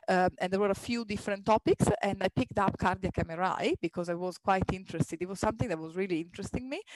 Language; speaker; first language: English; non-native, fluent; Italian